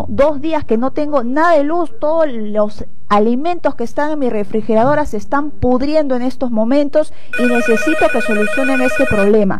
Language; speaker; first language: Spanish; native; Spanish